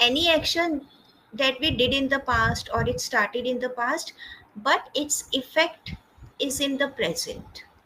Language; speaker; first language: English; non-native, fluent; Hindi